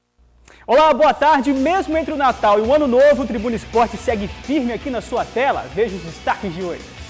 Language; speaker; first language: Portuguese; native; Portuguese